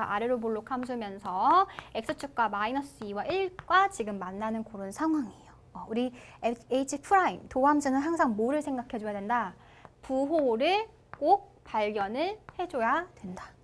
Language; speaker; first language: Korean; native; Korean